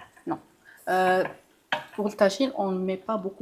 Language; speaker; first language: French; non-native, local second language; Arabic